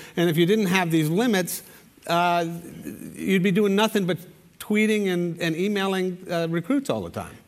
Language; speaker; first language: English; native; English